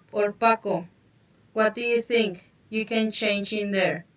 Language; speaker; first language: English; non-native, fluent; Spanish